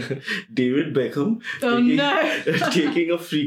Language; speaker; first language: English; non-native, local second language; Bangla